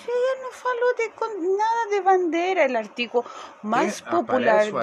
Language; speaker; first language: Portuguese; non-native, learner; Spanish